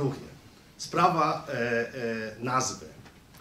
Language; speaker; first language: Ukrainian; native; Ukrainian